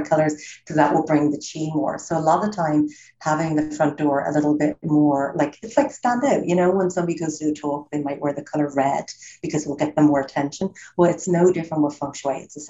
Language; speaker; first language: English; native; English